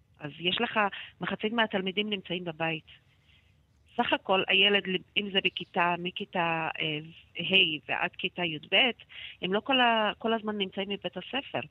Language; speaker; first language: Hebrew; non-native, local second language; Arabic